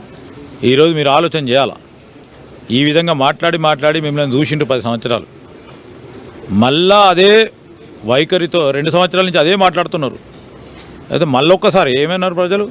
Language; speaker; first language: Telugu; native; Telugu